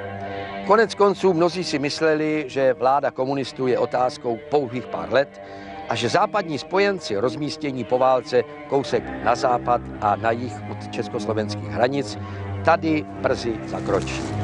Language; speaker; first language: Czech; native; Czech